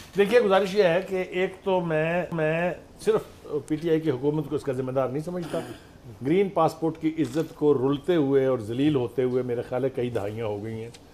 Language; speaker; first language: Urdu; native; Urdu